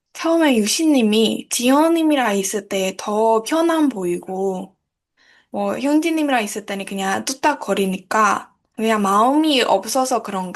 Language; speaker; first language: Korean; non-native, learner; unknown